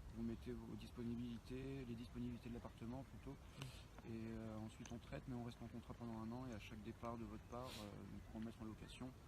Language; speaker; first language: French; native; French